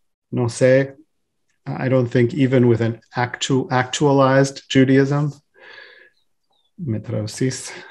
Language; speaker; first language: English; native; English